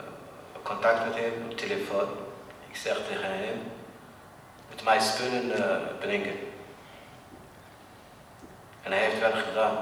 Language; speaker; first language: Dutch; non-native, learner; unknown